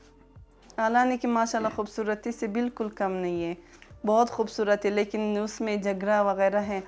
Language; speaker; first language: Hindi; non-native, local second language; Uzbek